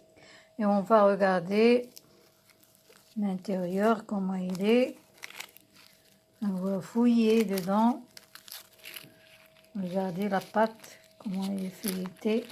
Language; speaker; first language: French; non-native, local second language; Arabic